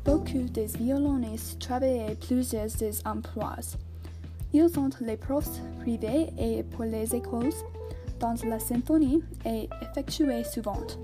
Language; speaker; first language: French; non-native, learner; English